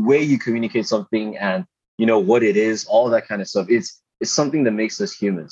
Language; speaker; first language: English; non-native, local second language; Igbo